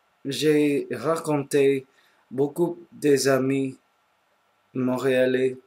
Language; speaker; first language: French; non-native, local second language; English